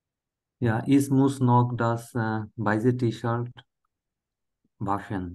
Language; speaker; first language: German; non-native, learner; Bangla